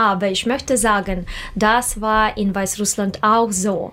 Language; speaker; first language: German; non-native, learner; Russian